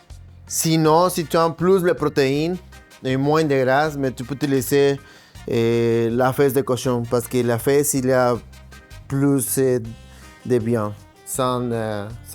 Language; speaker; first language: French; non-native, fluent; Spanish